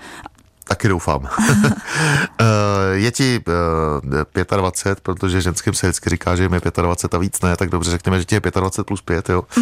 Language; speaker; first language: Czech; native; Czech